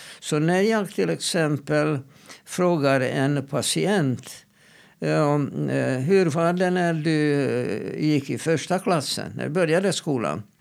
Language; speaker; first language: Swedish; non-native, fluent; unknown